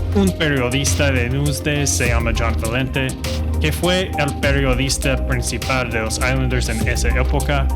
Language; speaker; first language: Spanish; non-native, fluent; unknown